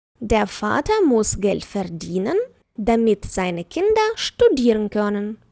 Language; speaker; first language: German; non-native, fluent; Ukrainian